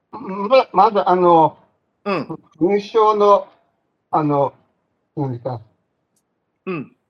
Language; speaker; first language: Japanese; non-native, fluent; Chinese